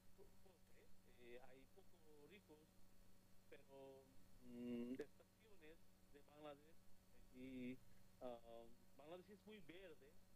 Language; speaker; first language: Spanish; non-native, learner; Bangla